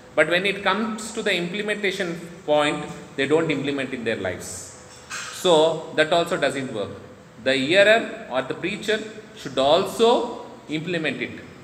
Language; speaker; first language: English; non-native, local second language; Telugu